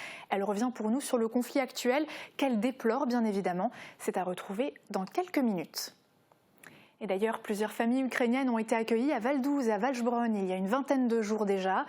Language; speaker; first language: French; native; French